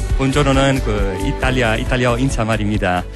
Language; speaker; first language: Korean; non-native, fluent; Italian